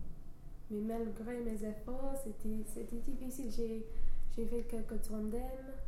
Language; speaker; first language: French; non-native, fluent; English